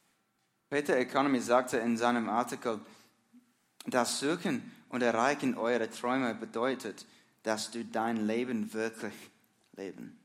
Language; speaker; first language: German; non-native, learner; English